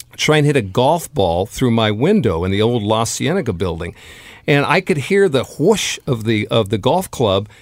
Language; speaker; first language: English; native; English